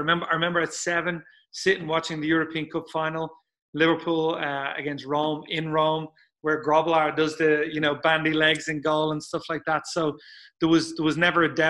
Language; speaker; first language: English; native; English